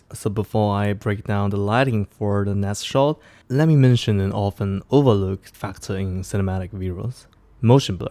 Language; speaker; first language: English; non-native, fluent; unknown